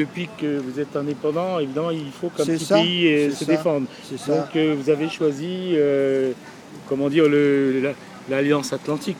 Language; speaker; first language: French; native; French